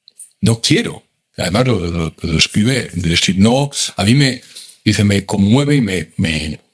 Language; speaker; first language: Spanish; native; Spanish